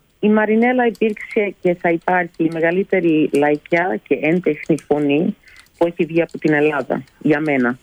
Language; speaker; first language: Greek; early bilingual, heritage; Greek